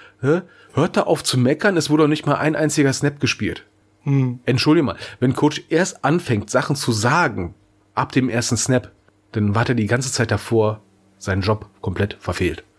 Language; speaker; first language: German; native; German